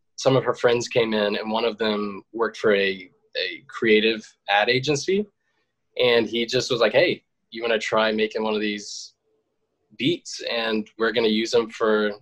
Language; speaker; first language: English; native; English